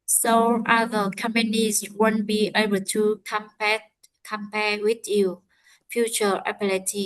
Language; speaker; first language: English; non-native, learner; Vietnamese